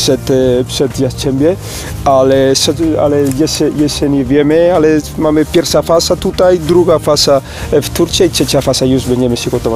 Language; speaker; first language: Polish; non-native, learner; Spanish